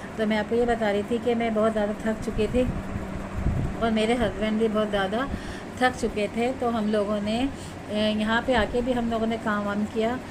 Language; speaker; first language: Urdu; native; Urdu